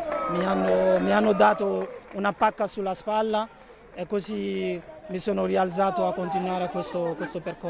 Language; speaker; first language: Italian; non-native, fluent; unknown